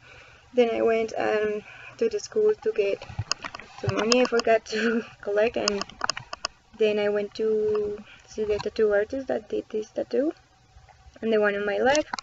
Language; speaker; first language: English; non-native, fluent; Spanish